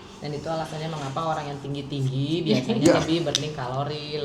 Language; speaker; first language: Indonesian; native; Indonesian